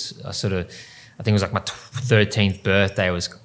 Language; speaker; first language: English; native; English